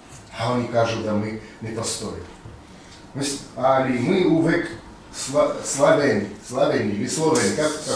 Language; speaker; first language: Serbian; non-native, fluent; Russian